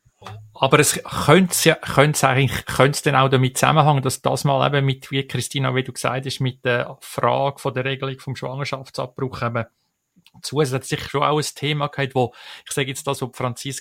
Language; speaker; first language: German; native; German